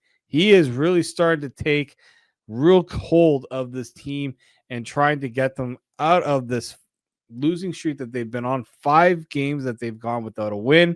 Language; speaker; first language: English; native; English